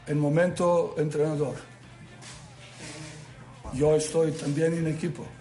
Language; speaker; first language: Spanish; non-native, learner; Serbian